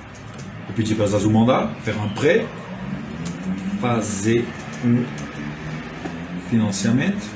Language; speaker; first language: Portuguese; non-native, fluent; French